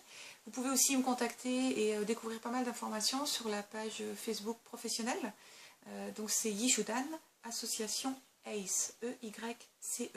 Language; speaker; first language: French; native; French